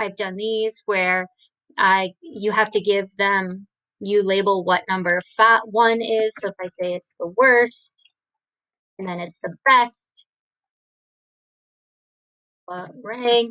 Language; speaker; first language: English; native; English